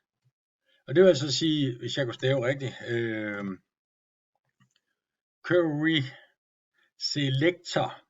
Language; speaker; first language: Danish; native; Danish